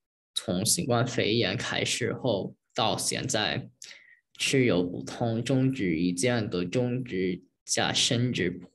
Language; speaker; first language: Chinese; early bilingual, heritage; Chinese